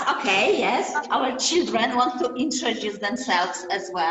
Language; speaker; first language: English; non-native, fluent; Polish